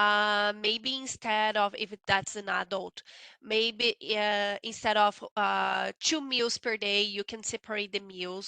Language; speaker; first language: English; non-native, fluent; Portuguese